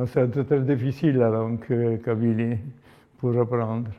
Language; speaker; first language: French; non-native, learner; Polish